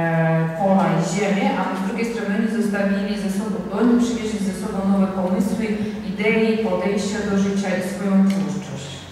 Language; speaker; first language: Polish; non-native, fluent; Georgian